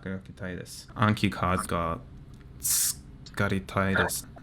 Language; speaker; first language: Japanese; non-native, learner; English